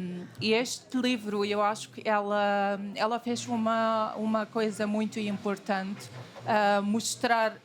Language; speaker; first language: Portuguese; non-native, fluent; Arabic